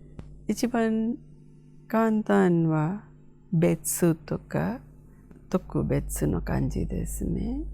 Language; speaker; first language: Japanese; non-native, fluent; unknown